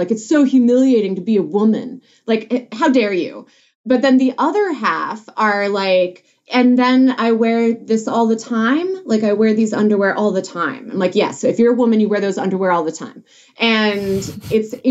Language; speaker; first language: English; native; English